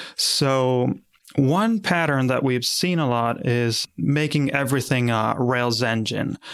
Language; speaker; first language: English; non-native, fluent; Spanish